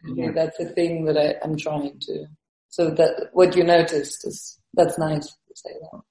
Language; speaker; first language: English; early bilingual, other home language; Estonian